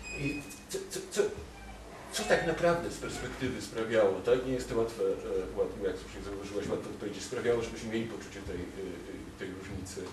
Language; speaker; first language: Polish; native; Polish